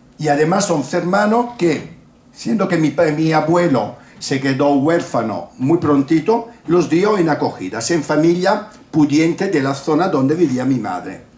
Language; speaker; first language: Spanish; non-native, fluent; Italian